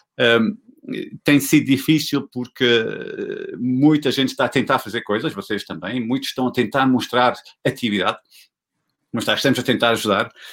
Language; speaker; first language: Portuguese; non-native, fluent; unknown